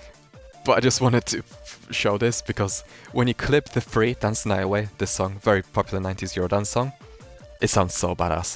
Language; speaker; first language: English; native; English